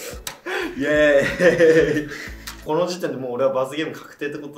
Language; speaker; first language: Japanese; native; Japanese